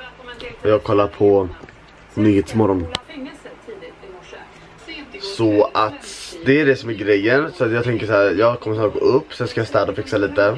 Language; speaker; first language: Swedish; native; Swedish